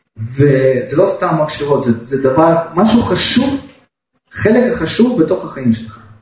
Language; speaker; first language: Hebrew; non-native, fluent; Russian